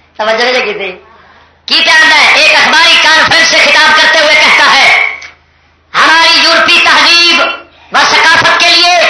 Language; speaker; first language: Urdu; non-native, local second language; Punjabi